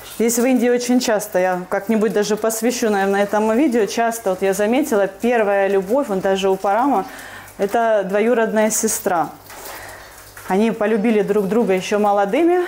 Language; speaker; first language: Russian; native; Russian